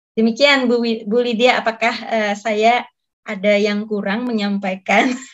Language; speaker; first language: Indonesian; native; Indonesian